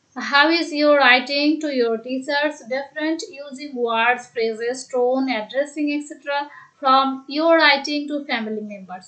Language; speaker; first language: English; non-native, local second language; Bangla